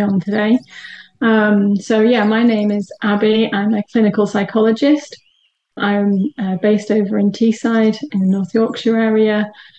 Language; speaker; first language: English; native; English